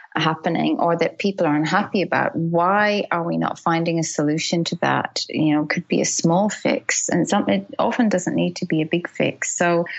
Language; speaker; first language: English; native; English